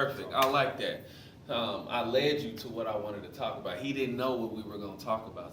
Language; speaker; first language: English; native; English